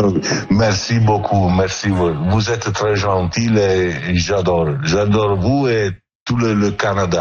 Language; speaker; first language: French; non-native, learner; Italian